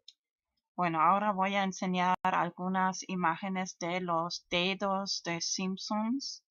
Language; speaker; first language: Spanish; non-native, fluent; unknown